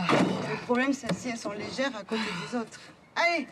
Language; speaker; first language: French; native; French